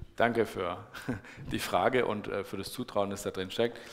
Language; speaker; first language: German; native; German